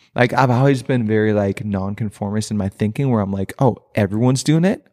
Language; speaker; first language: English; native; English